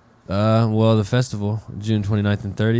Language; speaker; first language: English; native; English